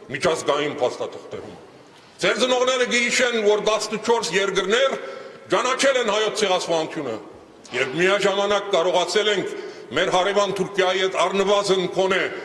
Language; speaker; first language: Armenian; early bilingual, heritage; Armenian